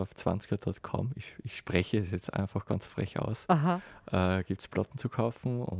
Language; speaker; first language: German; native; German